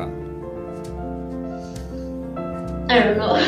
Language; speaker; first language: English; non-native, fluent; Swedish